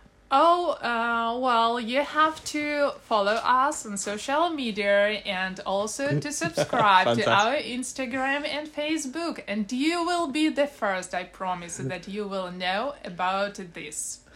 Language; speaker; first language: English; non-native, fluent; Ukrainian